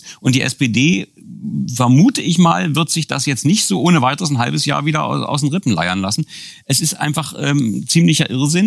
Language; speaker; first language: German; native; German